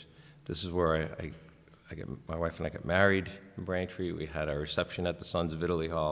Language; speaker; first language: English; native; English